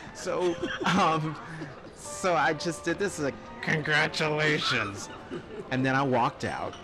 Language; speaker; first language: English; native; English